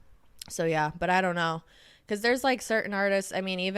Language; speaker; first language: English; native; English